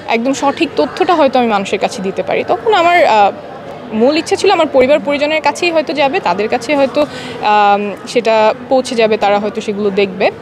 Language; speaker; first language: Bangla; native; Bangla